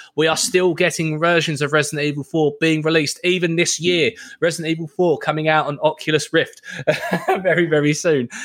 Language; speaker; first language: English; native; English